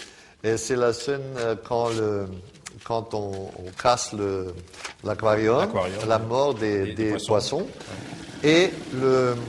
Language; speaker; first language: French; non-native, fluent; German